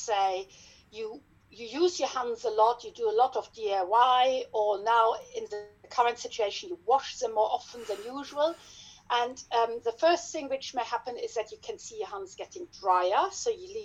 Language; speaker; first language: English; non-native, fluent; German